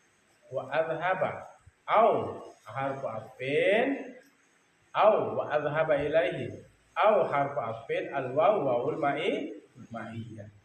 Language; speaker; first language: Arabic; non-native, fluent; Sasak